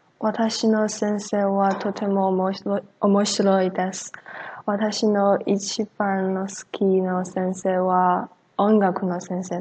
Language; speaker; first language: Japanese; non-native, learner; English